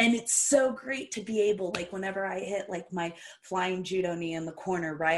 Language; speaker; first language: English; early bilingual, other home language; Portuguese